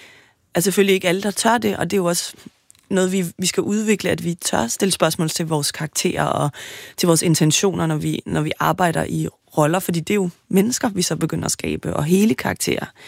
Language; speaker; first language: Danish; native; Danish